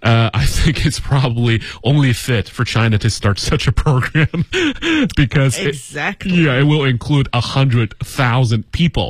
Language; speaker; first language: English; native; English